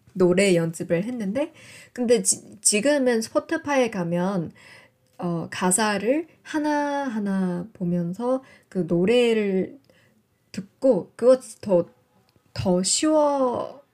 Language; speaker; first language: Korean; non-native, fluent; English